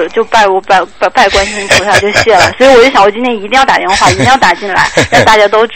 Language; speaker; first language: Chinese; native; Chinese